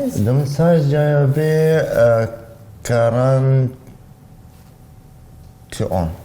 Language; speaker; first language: French; non-native, learner; Arabic